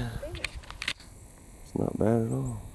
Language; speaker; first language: English; native; English